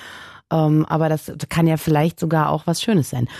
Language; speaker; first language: German; native; German